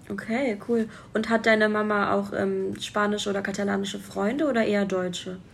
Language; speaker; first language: German; native; German